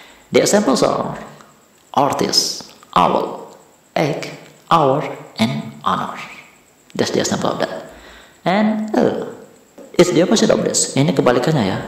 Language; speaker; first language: English; non-native, fluent; Indonesian